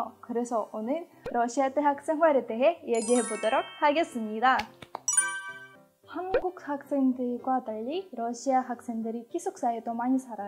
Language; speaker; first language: Korean; non-native, fluent; Russian